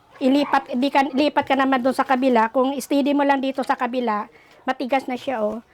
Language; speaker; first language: Filipino; non-native, local second language; Aklanon